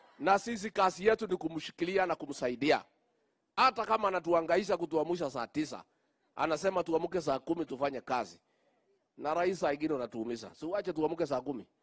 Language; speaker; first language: Swahili; non-native, local second language; Kikuyu